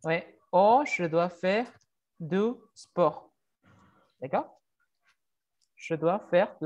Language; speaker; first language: French; non-native, fluent; Spanish